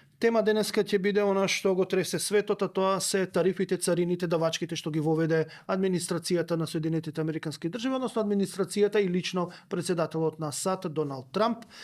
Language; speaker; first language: Macedonian; native; Macedonian